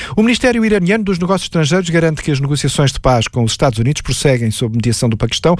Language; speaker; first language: Portuguese; native; Portuguese